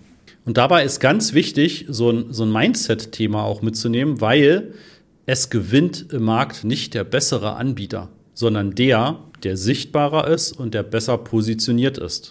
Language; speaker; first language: German; native; German